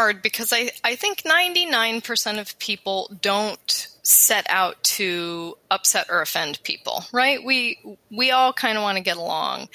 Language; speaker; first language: English; native; English